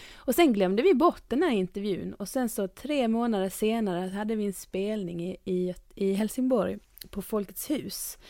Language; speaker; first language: Swedish; native; Swedish